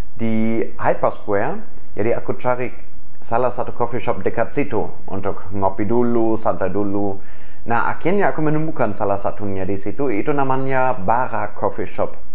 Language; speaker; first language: Indonesian; non-native, fluent; German